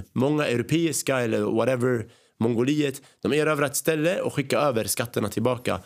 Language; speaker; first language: Swedish; early bilingual, other home language; Arabic